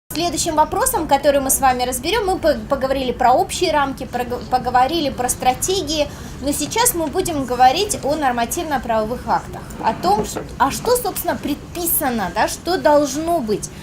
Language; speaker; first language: Russian; native; Russian